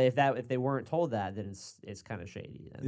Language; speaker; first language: English; native; English